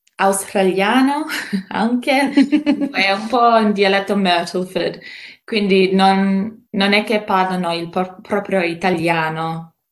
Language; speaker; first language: Italian; non-native, fluent; English